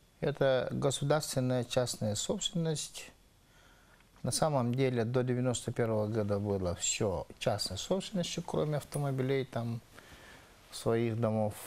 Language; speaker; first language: Russian; non-native, local second language; Yakut